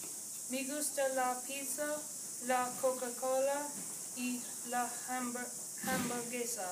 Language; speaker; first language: Spanish; non-native, learner; English